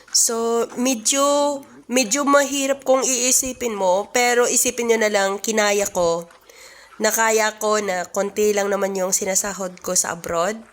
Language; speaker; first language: Filipino; non-native, local second language; Hiligaynon